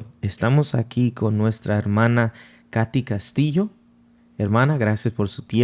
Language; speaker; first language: Spanish; non-native, fluent; English